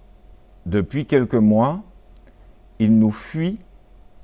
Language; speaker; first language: French; native; French